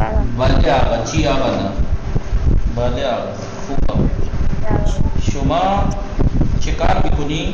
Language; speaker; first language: Persian; non-native, fluent; Urdu